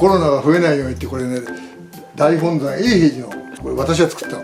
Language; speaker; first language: Japanese; native; Japanese